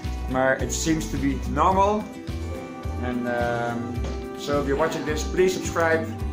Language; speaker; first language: English; non-native, fluent; Dutch